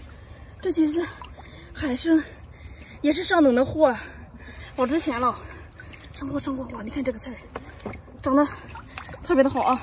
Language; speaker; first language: Chinese; native; Chinese